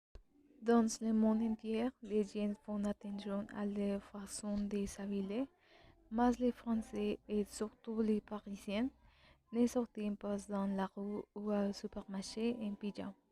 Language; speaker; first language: French; non-native, learner; Spanish